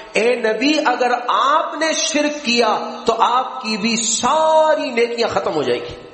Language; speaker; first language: Urdu; native; Urdu